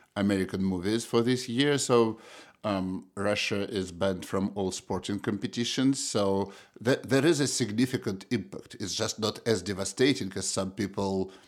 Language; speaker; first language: English; non-native, fluent; Russian